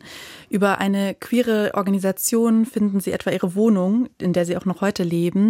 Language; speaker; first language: German; native; German